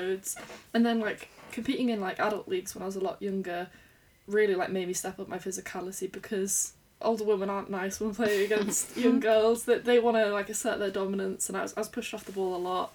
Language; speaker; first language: English; native; English